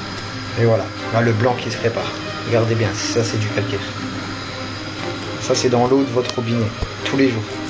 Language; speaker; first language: French; native; French